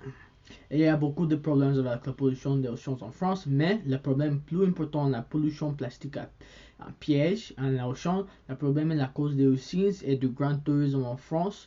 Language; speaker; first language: French; non-native, learner; English